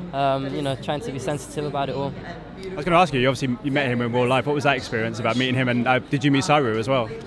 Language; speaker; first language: English; native; English